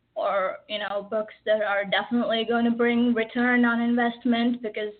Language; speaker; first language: English; early bilingual, other home language; Arabic